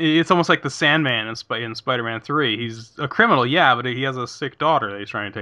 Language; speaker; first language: English; native; English